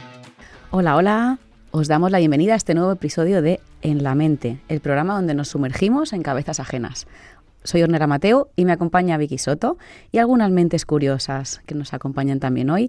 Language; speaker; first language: Spanish; native; Spanish